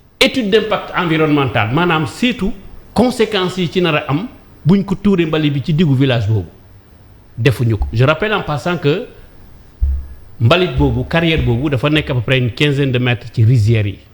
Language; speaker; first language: Wolof; non-native, local second language; Jola-Fonyi